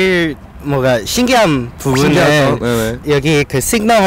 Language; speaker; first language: Korean; non-native, learner; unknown